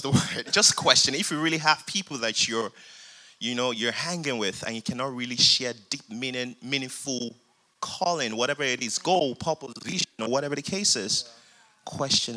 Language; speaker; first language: English; non-native, local second language; Yoruba